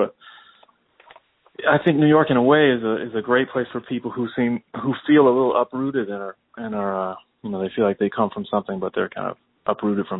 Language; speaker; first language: English; native; English